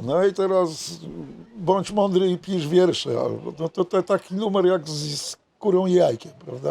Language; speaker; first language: Polish; native; Polish